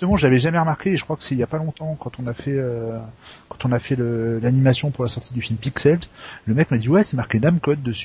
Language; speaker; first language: French; native; French